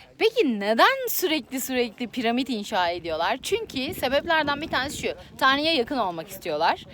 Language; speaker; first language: Turkish; native; Turkish